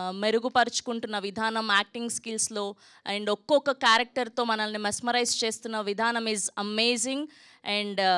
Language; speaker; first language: Telugu; native; Telugu